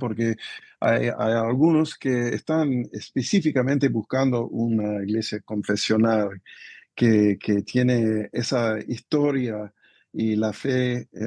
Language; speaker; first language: Spanish; non-native, fluent; English